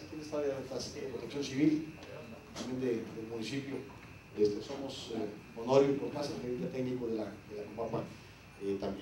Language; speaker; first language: Spanish; native; Spanish